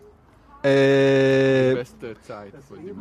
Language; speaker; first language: German; non-native, learner; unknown